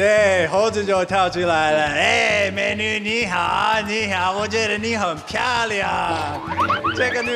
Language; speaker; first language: Chinese; non-native, fluent; English